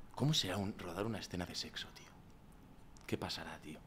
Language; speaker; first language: Spanish; native; Spanish